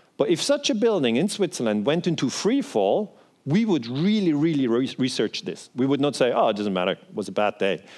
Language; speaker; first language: English; non-native, fluent; Swiss German